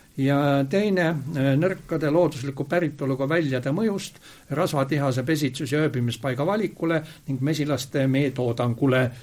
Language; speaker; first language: Estonian; native; Estonian